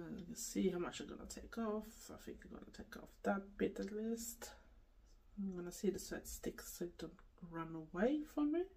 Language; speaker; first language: English; non-native, fluent; Swedish